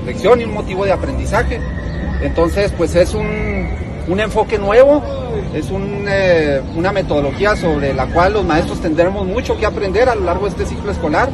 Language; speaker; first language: Spanish; native; Spanish